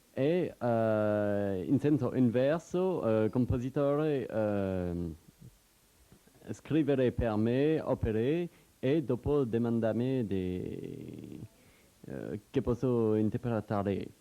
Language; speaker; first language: Italian; non-native, learner; French